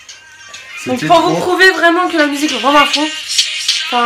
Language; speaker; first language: French; native; French